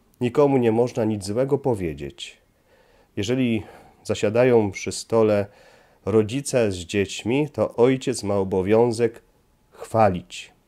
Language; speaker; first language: Polish; native; Polish